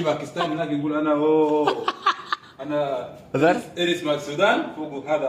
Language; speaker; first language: Arabic; non-native, learner; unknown